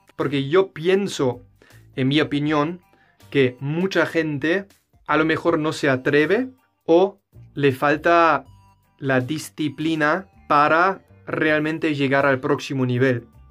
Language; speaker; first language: Spanish; non-native, fluent; German